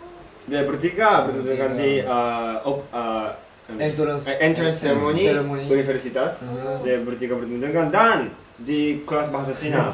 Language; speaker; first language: Indonesian; non-native, learner; Japanese